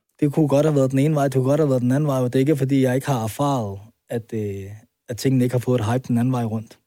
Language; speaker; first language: Danish; early bilingual, other home language; Arabic